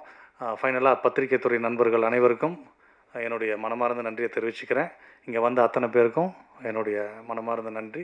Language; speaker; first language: Tamil; native; Tamil